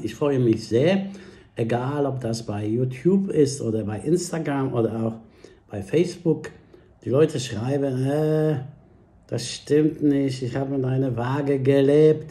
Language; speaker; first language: German; non-native, fluent; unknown